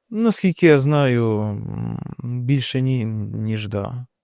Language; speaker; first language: Ukrainian; non-native, local second language; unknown